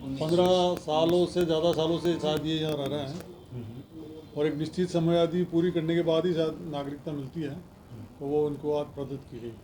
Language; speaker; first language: Hindi; native; Hindi